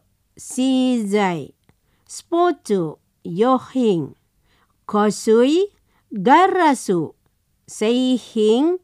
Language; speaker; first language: Japanese; non-native, fluent; Indonesian